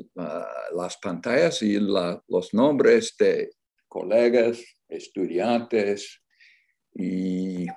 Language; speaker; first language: Spanish; non-native, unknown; English